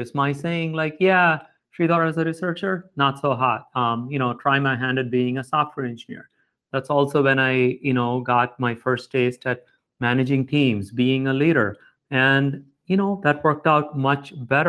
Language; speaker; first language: English; non-native, local second language; Tamil